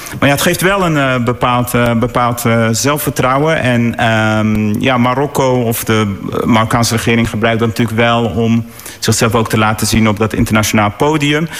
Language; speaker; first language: Dutch; early bilingual, other home language; Arabic